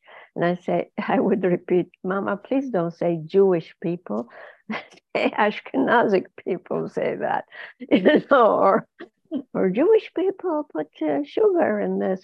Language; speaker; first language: English; non-native, fluent; Ladino